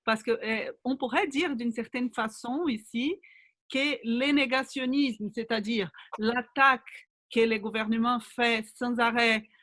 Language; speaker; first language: French; non-native, fluent; Portuguese